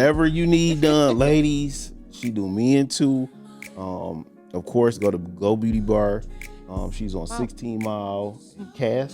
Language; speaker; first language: English; native; English